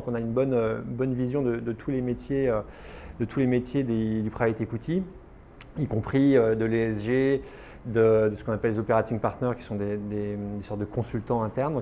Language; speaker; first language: French; native; French